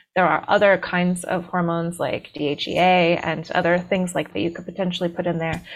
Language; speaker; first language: English; native; English